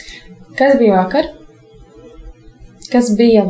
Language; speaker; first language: Latvian; non-native, local second language; Russian